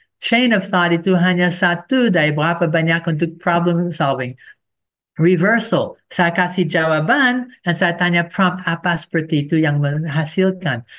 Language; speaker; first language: Indonesian; non-native, fluent; English